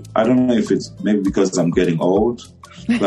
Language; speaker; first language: English; non-native, local second language; Bemba